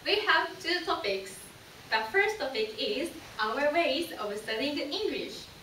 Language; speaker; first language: English; non-native, learner; Japanese